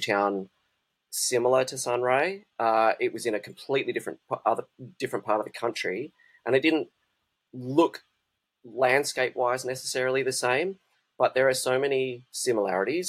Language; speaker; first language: English; native; English